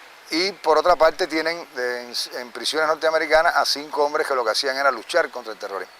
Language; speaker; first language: Spanish; native; Spanish